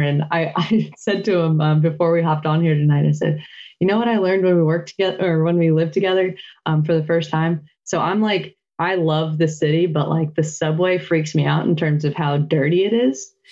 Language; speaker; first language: English; native; English